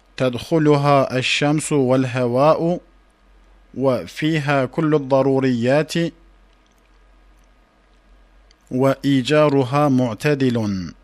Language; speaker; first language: Arabic; non-native, fluent; Turkish